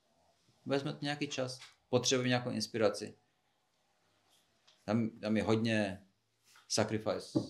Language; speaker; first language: Czech; non-native, fluent; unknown